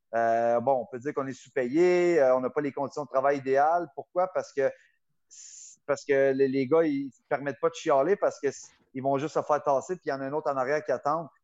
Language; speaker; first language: French; native; French